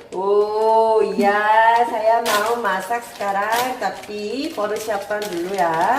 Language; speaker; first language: Indonesian; non-native, learner; Korean